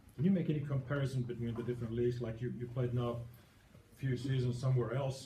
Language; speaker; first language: English; non-native, fluent; Finnish